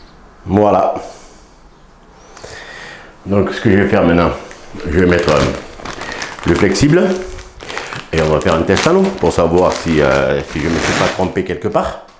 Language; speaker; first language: French; native; French